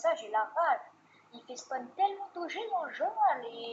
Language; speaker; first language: French; native; French